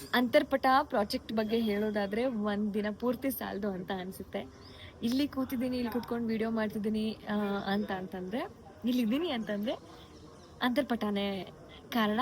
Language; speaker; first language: Kannada; non-native, local second language; Lambadi